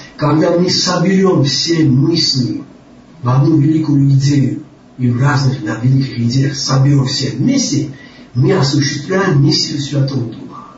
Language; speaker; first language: Russian; non-native, local second language; Georgian